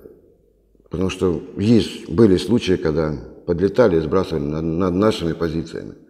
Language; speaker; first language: Russian; native; Russian